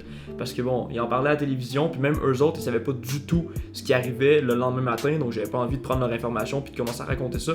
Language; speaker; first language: French; native; French